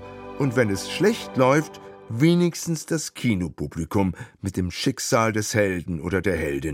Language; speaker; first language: German; native; German